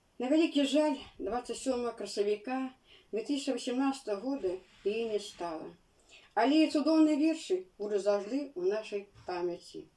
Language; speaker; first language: Belarusian; native; Belarusian